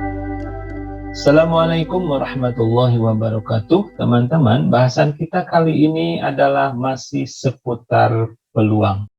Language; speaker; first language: Indonesian; native; Indonesian